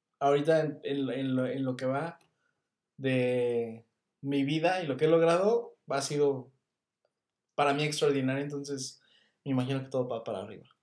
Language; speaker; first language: Spanish; native; Spanish